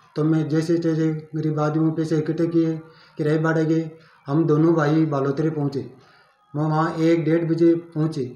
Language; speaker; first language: Hindi; native; Hindi